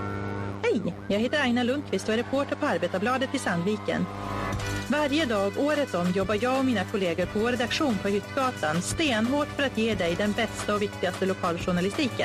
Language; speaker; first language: Swedish; native; Swedish